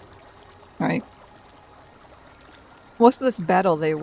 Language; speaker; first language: English; native; English